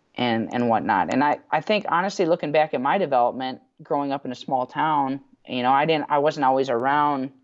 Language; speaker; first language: English; native; English